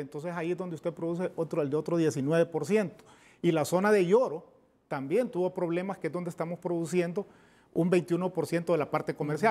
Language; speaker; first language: Spanish; native; Spanish